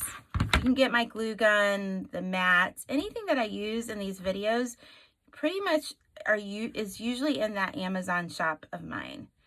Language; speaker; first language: English; native; English